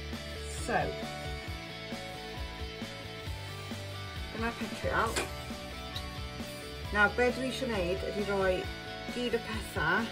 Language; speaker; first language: Welsh; non-native, local second language; English